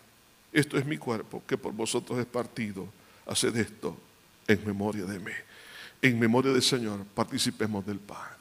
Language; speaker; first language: Spanish; native; Spanish